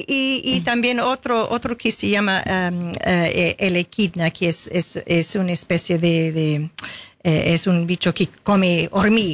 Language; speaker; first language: Spanish; non-native, fluent; English